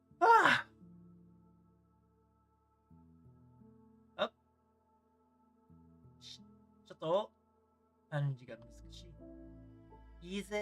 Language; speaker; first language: Japanese; non-native, learner; English